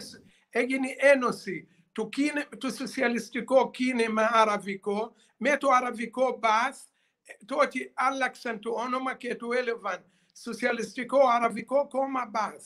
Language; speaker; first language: Greek; non-native, learner; Arabic